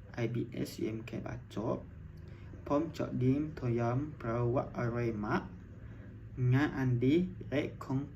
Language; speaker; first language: Thai; non-native, learner; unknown